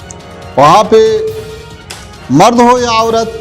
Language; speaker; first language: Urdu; non-native, fluent; Pashto